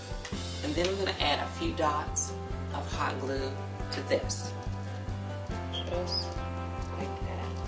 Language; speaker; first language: English; native; English